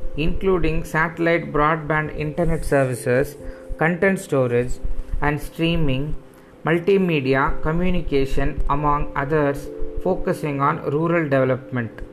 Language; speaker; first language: English; non-native, local second language; Tamil